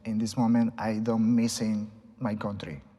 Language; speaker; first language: English; non-native, learner; Spanish